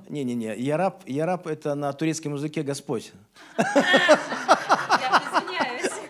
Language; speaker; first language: Russian; native; Russian